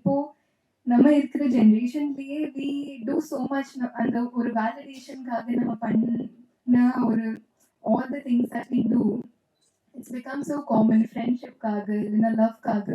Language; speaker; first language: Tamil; non-native, local second language; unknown